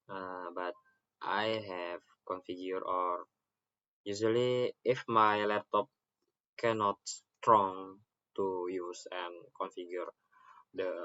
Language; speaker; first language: English; non-native, learner; Indonesian